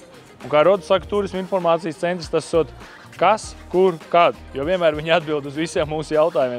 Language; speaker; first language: Latvian; native; Latvian